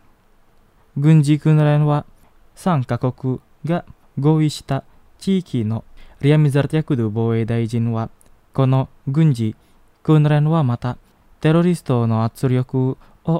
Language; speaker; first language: Japanese; non-native, fluent; Indonesian